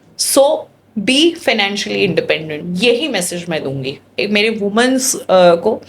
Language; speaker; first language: Hindi; non-native, local second language; Marathi